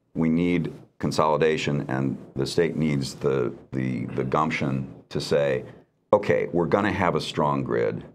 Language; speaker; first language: English; native; English